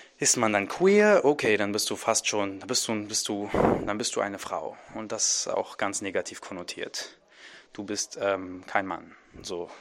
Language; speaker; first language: German; early bilingual, other home language; Arabic